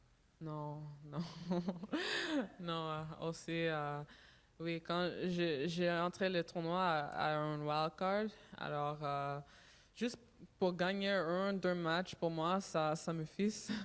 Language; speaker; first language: French; non-native, learner; English